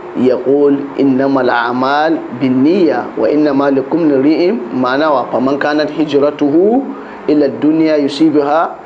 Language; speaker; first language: Arabic; non-native, fluent; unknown